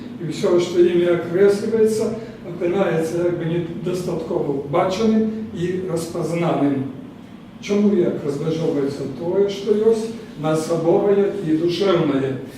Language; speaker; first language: Belarusian; native; Belarusian